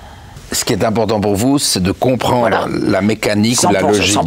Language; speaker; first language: French; native; French